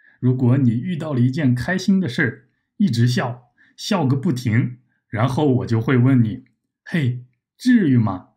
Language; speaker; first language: Chinese; native; Chinese